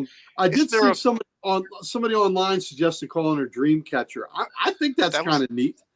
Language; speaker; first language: English; native; English